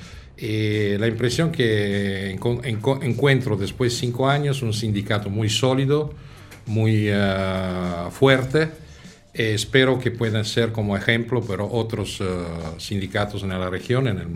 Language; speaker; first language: Spanish; non-native, fluent; Italian